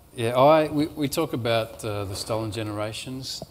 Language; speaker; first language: English; native; English